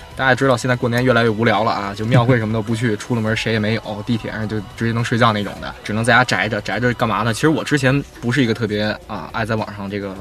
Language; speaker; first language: Chinese; native; Chinese